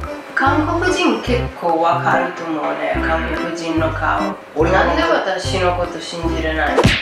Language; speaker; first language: Japanese; non-native, fluent; Italian